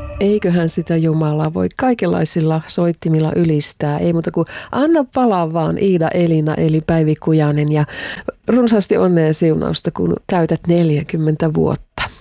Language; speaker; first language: Finnish; native; Finnish